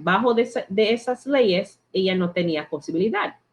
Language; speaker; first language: Spanish; non-native, learner; English